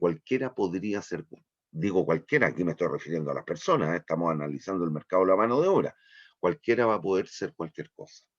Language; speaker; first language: Spanish; native; Spanish